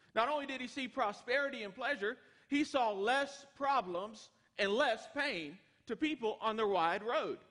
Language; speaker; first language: English; native; English